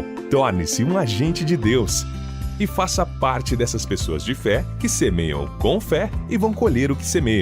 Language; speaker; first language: Portuguese; native; Portuguese